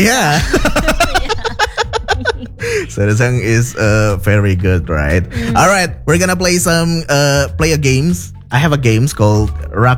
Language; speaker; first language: English; non-native, fluent; Indonesian